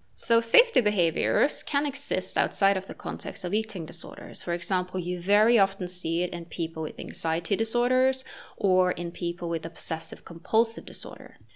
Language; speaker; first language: English; non-native, fluent; Norwegian